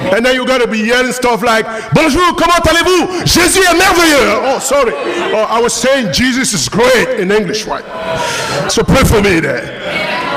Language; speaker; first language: English; non-native, local second language; French